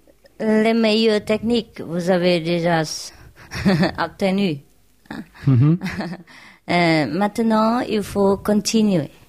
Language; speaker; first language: French; non-native, learner; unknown